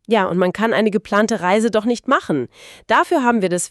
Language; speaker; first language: German; native; German